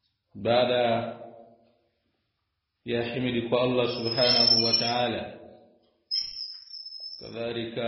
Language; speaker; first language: Arabic; non-native, fluent; Swahili